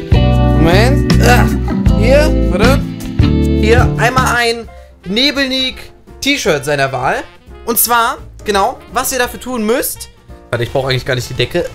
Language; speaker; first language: German; native; German